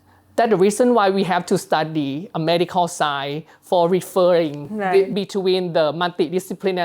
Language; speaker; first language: English; non-native, learner; Thai